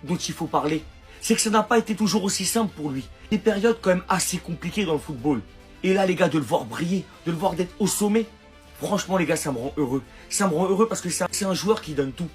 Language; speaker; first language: French; native; French